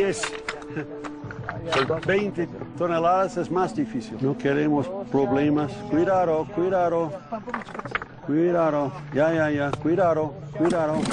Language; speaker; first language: Spanish; non-native, learner; English